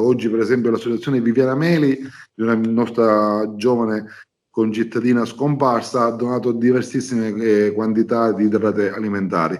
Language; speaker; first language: Italian; native; Italian